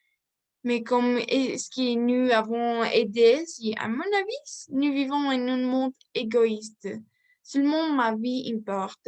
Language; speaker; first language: French; non-native, learner; Spanish